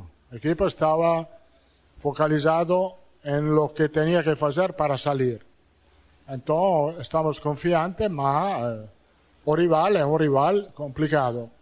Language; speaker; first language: Portuguese; non-native, fluent; Italian